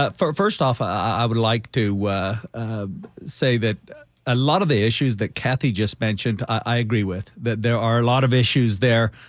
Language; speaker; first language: English; early bilingual, other home language; Spanish